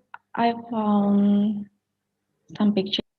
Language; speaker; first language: English; non-native, learner; Indonesian